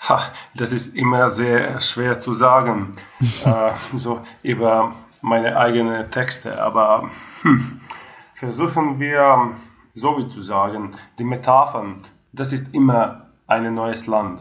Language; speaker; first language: German; non-native, fluent; Croatian